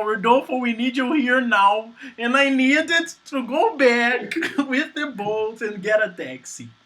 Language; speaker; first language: English; non-native, fluent; Portuguese